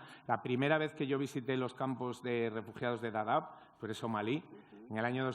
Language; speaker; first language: Spanish; native; Spanish